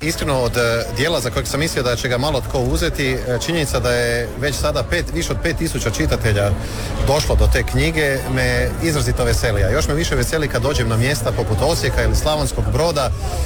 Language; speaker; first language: Serbian; native; Serbian